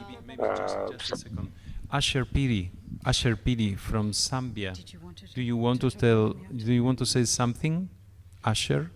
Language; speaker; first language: English; non-native, fluent; Spanish